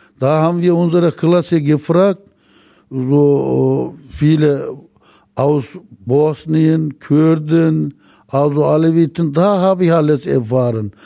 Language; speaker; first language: German; non-native, learner; Turkish